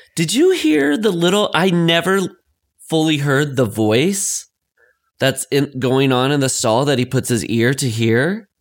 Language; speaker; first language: English; native; English